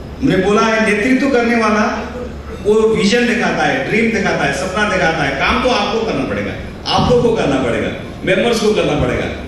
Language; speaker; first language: Hindi; non-native, fluent; Nepali